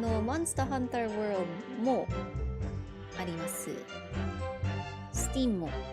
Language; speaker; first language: Japanese; non-native, learner; Filipino